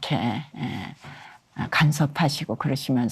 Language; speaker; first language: Korean; native; Korean